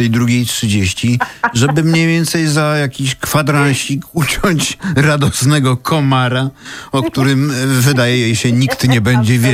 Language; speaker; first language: Polish; native; Polish